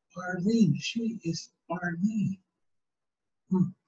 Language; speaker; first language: English; native; English